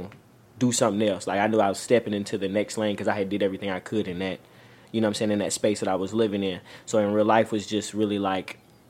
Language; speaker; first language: English; native; English